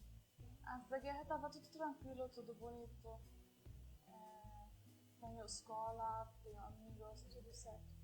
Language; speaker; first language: Portuguese; non-native, learner; Arabic